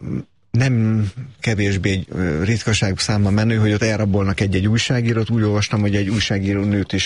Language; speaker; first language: Hungarian; native; Hungarian